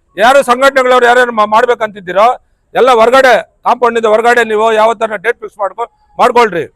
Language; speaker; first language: Kannada; native; Kannada